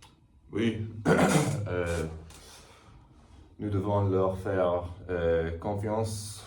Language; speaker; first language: French; non-native, learner; English